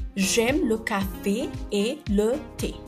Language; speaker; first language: French; non-native, fluent; Amharic